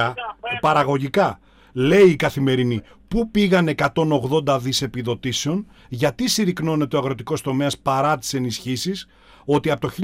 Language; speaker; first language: Greek; native; Greek